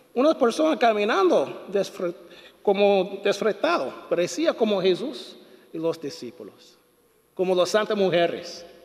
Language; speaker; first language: Spanish; non-native, fluent; English